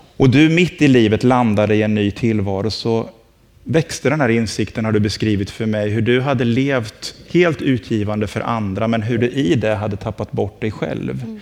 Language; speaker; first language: Swedish; native; Swedish